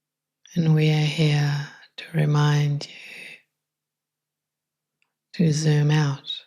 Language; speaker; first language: English; non-native, fluent; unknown